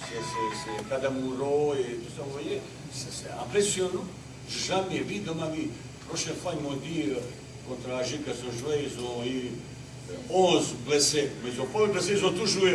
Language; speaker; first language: French; non-native, learner; Bosnian